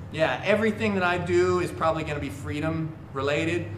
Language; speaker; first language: English; native; English